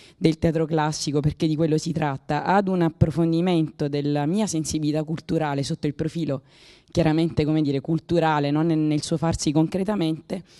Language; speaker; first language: Italian; native; Italian